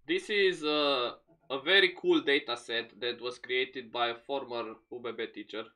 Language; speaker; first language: English; non-native, fluent; Romanian